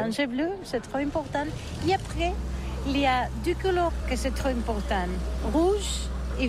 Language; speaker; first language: French; non-native, learner; Catalan